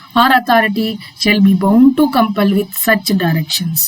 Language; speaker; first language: English; non-native, local second language; Kannada